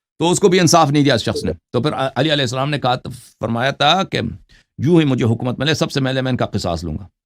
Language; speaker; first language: Urdu; non-native, fluent; Persian